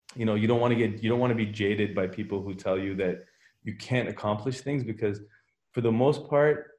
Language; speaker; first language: English; native; English